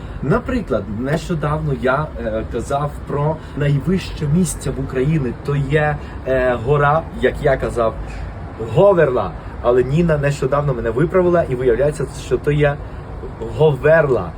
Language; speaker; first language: Ukrainian; non-native, fluent; Spanish